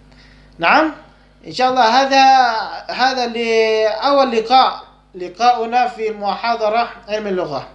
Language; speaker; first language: Arabic; non-native, fluent; Indonesian